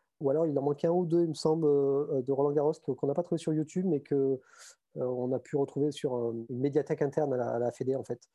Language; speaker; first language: French; native; French